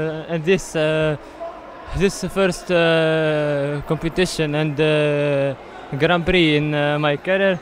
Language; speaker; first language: English; non-native, learner; Arabic